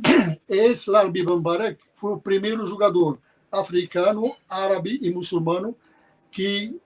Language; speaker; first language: Portuguese; non-native, fluent; Arabic